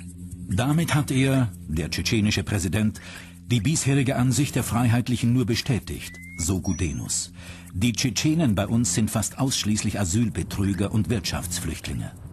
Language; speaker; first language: German; native; German